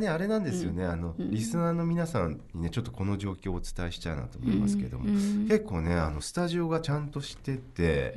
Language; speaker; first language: Japanese; native; Japanese